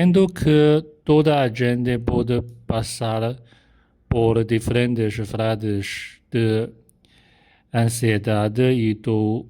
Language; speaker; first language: Portuguese; non-native, learner; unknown